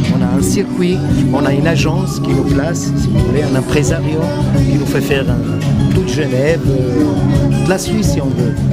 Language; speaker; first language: French; non-native, fluent; Italian